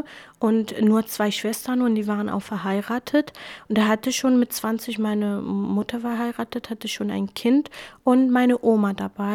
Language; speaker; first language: German; non-native, fluent; Kurdish